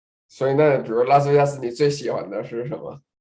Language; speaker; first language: Chinese; native; Chinese